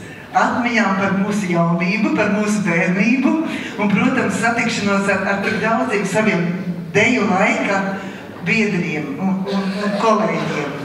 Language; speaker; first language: Latvian; native; Latvian